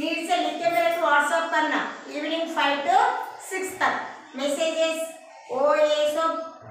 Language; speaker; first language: Hindi; non-native, local second language; Telugu